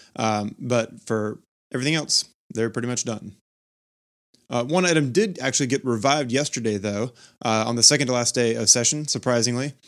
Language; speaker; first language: English; native; English